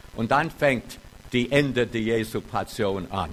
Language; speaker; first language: German; non-native, fluent; English